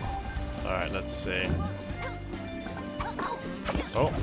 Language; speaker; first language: English; native; English